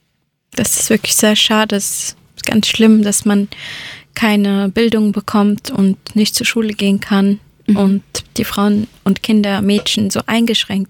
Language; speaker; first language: German; native; German